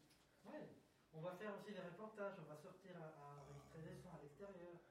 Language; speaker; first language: French; native; French